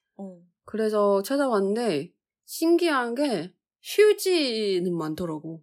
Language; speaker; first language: Korean; native; Korean